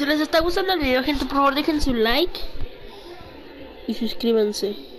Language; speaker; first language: Spanish; native; Spanish